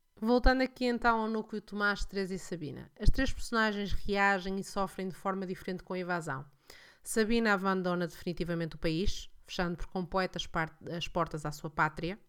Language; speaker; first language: Portuguese; native; Portuguese